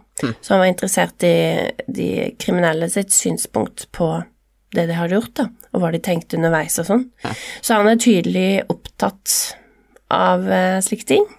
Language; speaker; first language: Norwegian; native; Norwegian